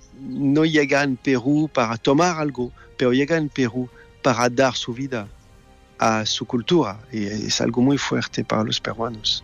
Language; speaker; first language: Spanish; non-native, fluent; French